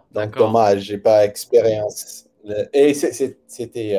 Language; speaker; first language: French; non-native, learner; English